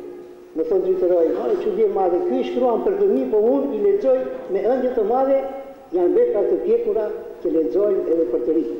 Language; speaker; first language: Albanian; native; Albanian